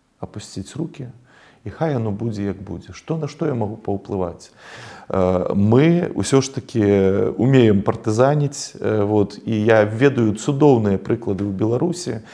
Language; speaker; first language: Belarusian; native; Belarusian